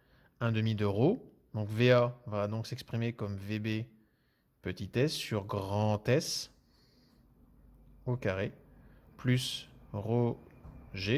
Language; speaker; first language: French; native; French